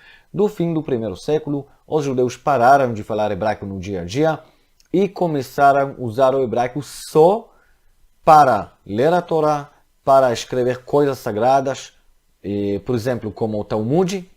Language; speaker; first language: Portuguese; non-native, fluent; Hebrew